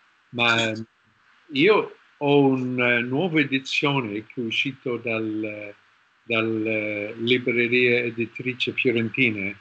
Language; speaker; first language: Italian; non-native, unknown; English